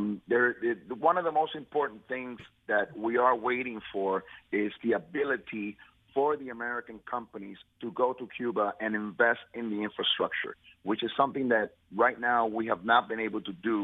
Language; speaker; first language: English; native; English